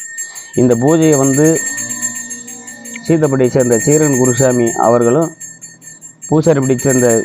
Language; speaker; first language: Tamil; native; Tamil